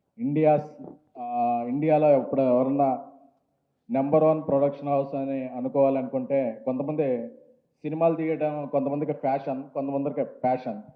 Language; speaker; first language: Telugu; native; Telugu